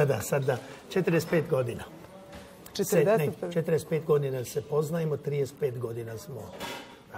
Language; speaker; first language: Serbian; non-native, local second language; Hungarian